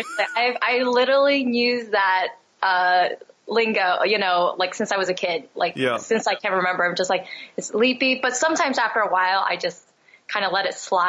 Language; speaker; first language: English; native; English